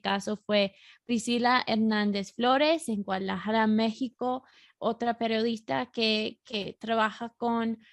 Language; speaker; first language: Spanish; non-native, fluent; English